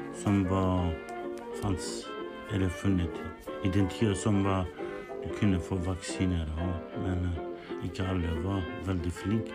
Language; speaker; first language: Norwegian; non-native, learner; Kurdish